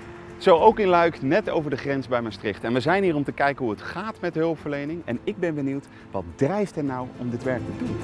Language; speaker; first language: Dutch; native; Dutch